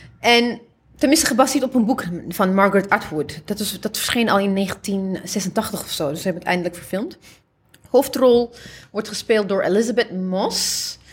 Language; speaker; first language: Dutch; early bilingual, other home language; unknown